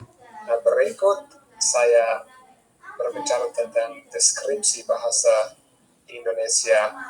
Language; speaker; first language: Indonesian; non-native, fluent; English